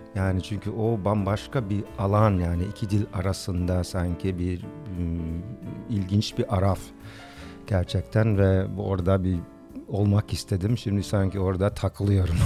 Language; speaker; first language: Turkish; early bilingual, other home language; English